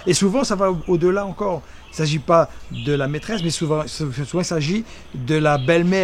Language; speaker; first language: French; native; French